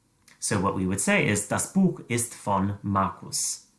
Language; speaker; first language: German; non-native, fluent; English